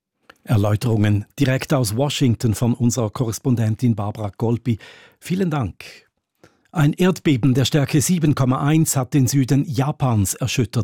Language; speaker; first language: German; native; German